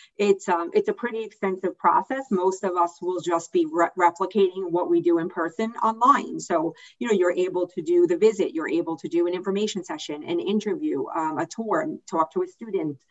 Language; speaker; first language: English; native; English